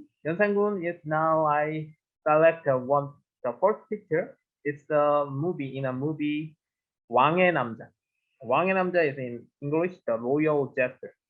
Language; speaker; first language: English; non-native, learner; Korean